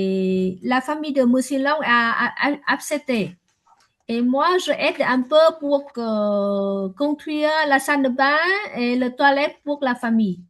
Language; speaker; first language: French; non-native, learner; Vietnamese